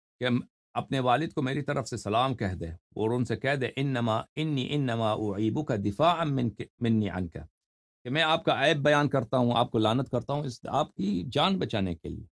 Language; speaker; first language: Urdu; native; Urdu